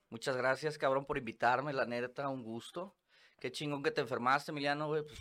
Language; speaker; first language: Spanish; native; Spanish